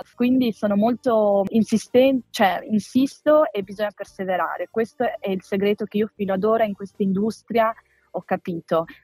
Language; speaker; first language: Italian; early bilingual, other home language; Albanian